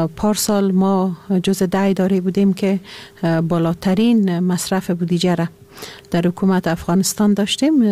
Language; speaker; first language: Persian; native; Persian